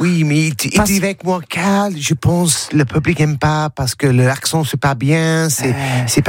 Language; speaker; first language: French; non-native, learner; English